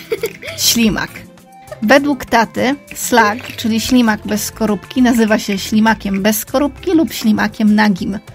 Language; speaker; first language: Polish; native; Polish